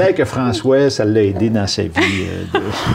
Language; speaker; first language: French; native; French